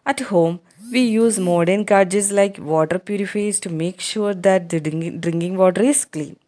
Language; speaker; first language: English; non-native, local second language; Malayalam